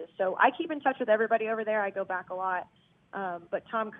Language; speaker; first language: English; native; English